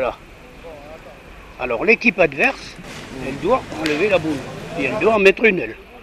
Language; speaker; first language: French; native; French